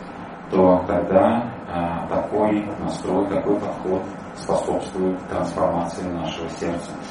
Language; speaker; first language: Russian; native; Russian